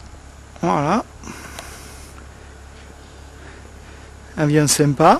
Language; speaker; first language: French; native; French